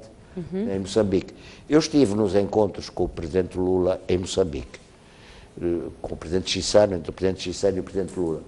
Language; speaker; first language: Portuguese; native; Portuguese